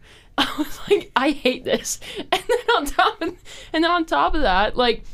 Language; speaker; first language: English; native; English